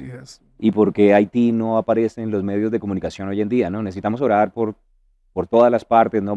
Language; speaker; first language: Spanish; native; Spanish